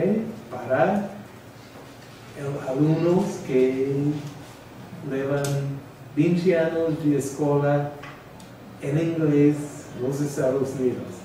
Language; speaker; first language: Portuguese; non-native, fluent; English